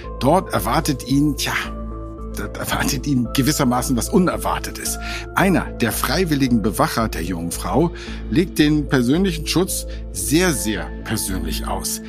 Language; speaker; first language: German; native; German